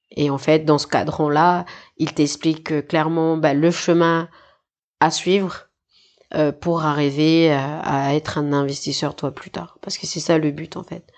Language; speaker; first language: French; native; French